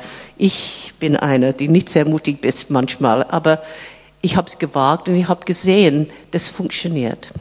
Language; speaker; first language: German; non-native, fluent; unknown